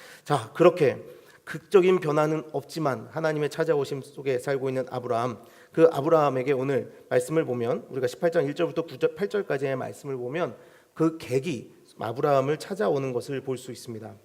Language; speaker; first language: Korean; native; Korean